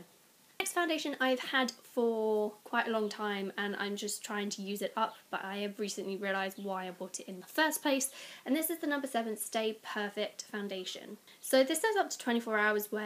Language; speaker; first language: English; native; English